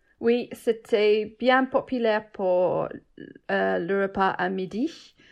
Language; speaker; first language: French; non-native, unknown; English